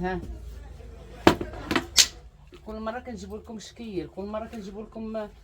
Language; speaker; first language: Arabic; native; Arabic